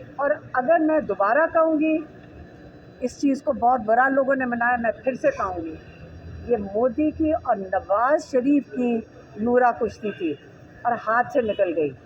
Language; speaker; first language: Urdu; native; Urdu